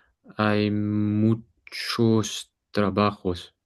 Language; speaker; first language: Spanish; non-native, learner; English